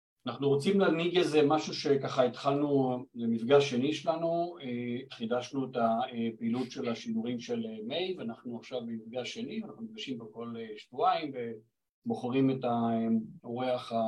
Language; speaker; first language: Hebrew; native; Hebrew